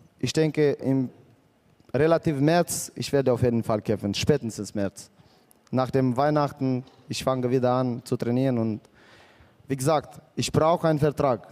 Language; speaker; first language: German; non-native, fluent; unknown